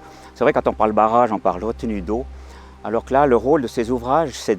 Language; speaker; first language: French; native; French